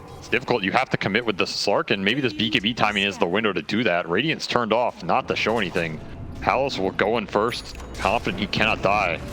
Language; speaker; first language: English; native; English